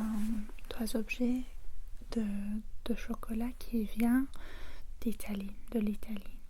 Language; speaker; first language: French; non-native, fluent; English